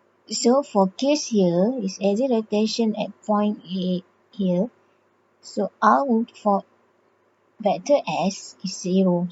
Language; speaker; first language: English; non-native, local second language; Malay